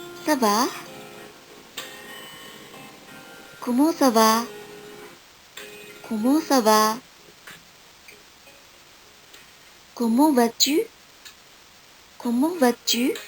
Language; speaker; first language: French; non-native, fluent; Indonesian